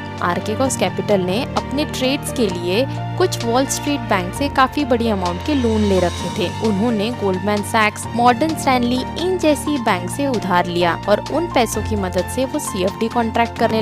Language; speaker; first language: Hindi; native; Hindi